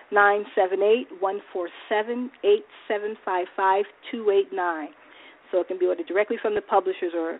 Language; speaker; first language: English; native; English